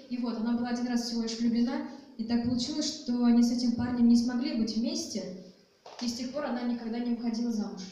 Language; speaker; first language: Russian; non-native, local second language; Tatar